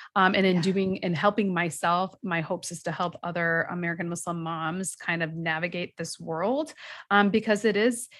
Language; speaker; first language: English; native; English